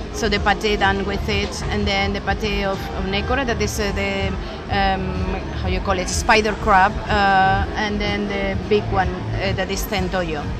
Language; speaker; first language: English; non-native, fluent; Spanish